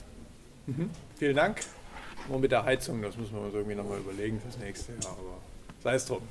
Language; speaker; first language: German; native; German